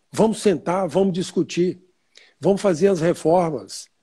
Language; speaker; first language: Portuguese; native; Portuguese